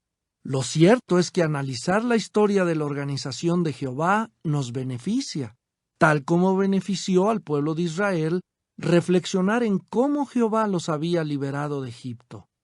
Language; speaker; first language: Spanish; native; Spanish